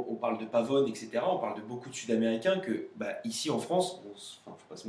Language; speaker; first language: French; native; French